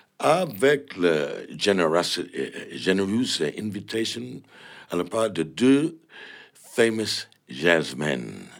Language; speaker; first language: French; non-native, learner; English